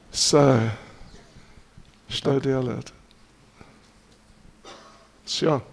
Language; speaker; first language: Russian; non-native, learner; English